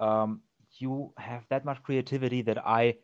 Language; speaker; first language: English; non-native, fluent; German